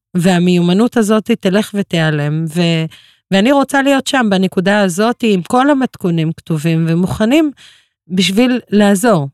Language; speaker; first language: Hebrew; non-native, local second language; Arabic